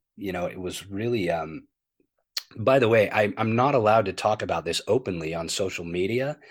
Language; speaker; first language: English; native; English